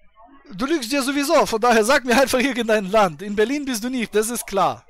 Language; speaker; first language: German; native; German